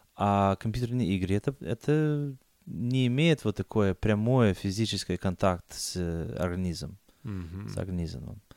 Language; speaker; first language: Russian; non-native, fluent; English